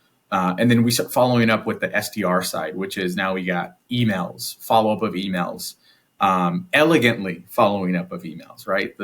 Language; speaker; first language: English; native; English